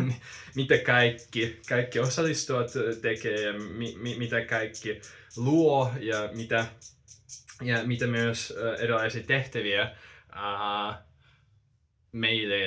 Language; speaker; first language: Finnish; non-native, fluent; Russian